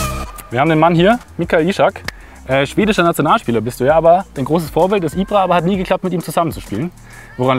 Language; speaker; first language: German; native; German